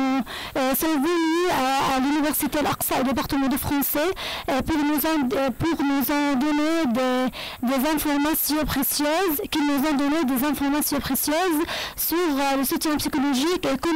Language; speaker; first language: French; non-native, learner; Arabic